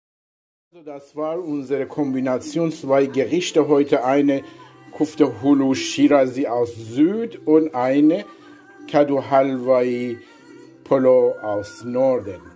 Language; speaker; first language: German; non-native, learner; Persian